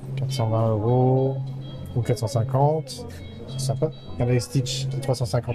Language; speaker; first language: French; native; French